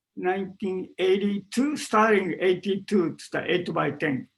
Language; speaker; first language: English; non-native, learner; Japanese